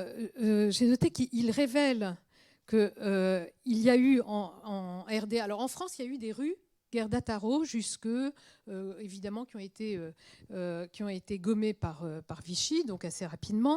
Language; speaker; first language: French; native; French